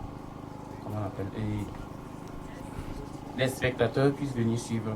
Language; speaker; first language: French; non-native, local second language; Mossi